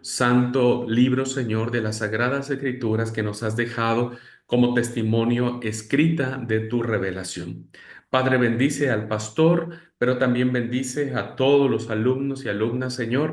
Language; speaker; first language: Spanish; native; Spanish